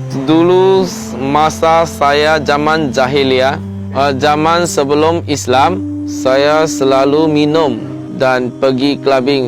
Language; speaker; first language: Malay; non-native, local second language; Chinese